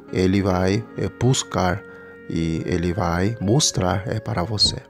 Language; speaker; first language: Portuguese; non-native, fluent; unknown